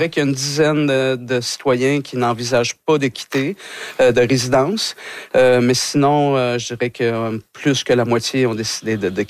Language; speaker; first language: French; native; French